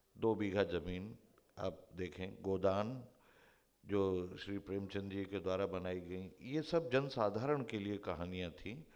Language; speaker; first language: Hindi; native; Hindi